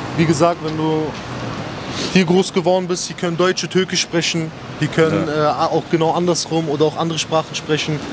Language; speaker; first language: German; native; German